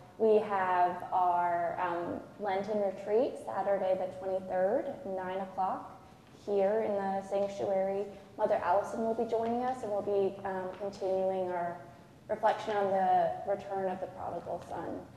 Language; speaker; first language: English; native; English